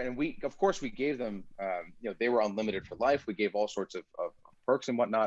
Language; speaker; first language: English; early bilingual, other home language; Persian